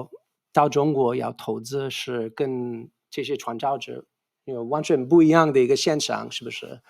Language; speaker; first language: Chinese; non-native, fluent; English